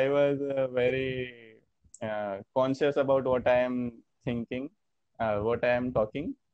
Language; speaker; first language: English; non-native, learner; Hindi